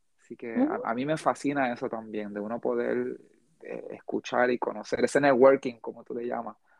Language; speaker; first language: Spanish; early bilingual, heritage; Spanish